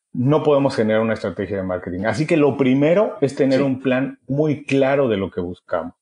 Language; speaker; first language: Spanish; native; Spanish